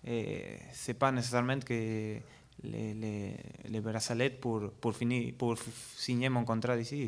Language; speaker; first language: French; non-native, learner; Spanish